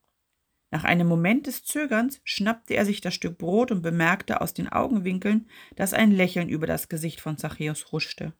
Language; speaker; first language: German; native; German